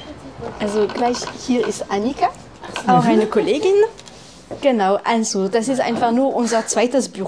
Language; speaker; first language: German; non-native, fluent; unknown